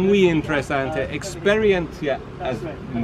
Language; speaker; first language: Spanish; non-native, learner; English